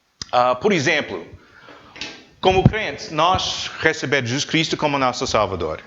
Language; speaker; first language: Portuguese; non-native, learner; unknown